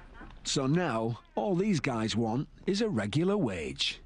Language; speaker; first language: English; native; English